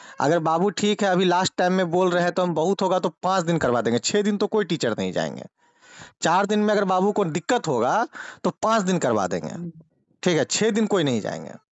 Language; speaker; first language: Hindi; native; Hindi